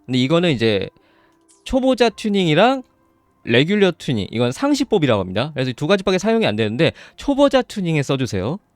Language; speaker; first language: Korean; native; Korean